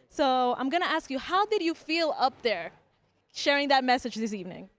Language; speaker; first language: English; early bilingual, other home language; Spanish